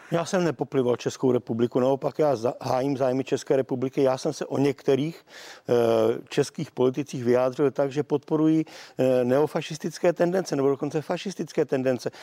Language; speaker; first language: Czech; native; Czech